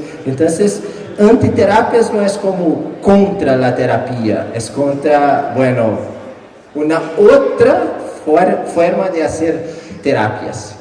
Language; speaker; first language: Spanish; non-native, fluent; Portuguese